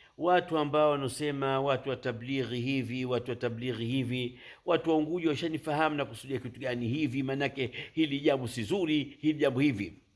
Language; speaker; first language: Swahili; native; Swahili